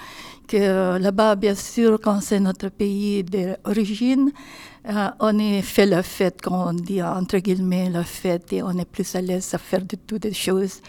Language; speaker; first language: French; non-native, learner; Filipino